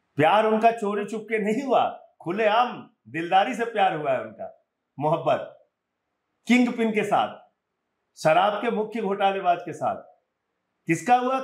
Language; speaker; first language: Hindi; native; Hindi